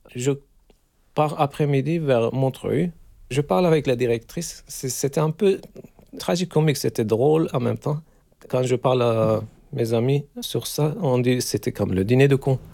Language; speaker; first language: French; non-native, learner; Turkish